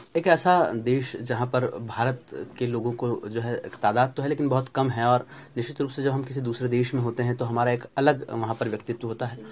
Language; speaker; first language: Hindi; native; Hindi